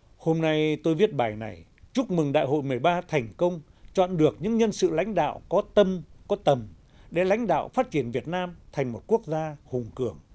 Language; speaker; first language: Vietnamese; native; Vietnamese